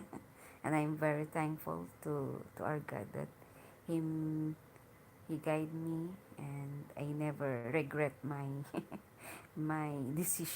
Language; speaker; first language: English; non-native, learner; Hiligaynon